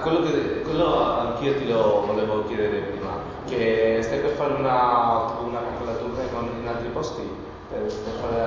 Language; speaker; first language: Italian; non-native, fluent; Spanish